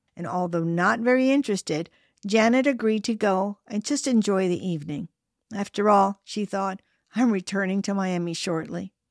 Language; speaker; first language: English; early bilingual, other home language; Spanish